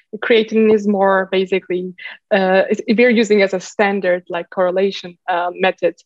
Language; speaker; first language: English; non-native, fluent; Turkish